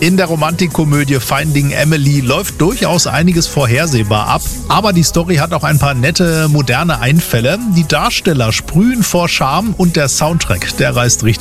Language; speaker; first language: German; native; German